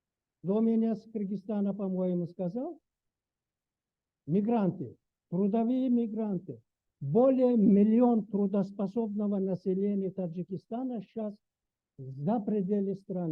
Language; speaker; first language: Russian; native; Russian